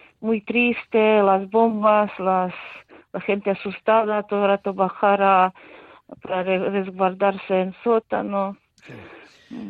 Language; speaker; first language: Spanish; non-native, fluent; Ukrainian